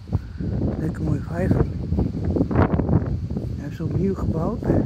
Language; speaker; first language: Dutch; non-native, learner; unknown